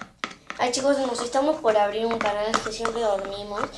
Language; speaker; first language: Spanish; native; Spanish